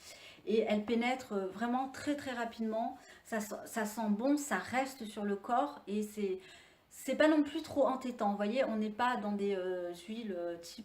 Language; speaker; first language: French; native; French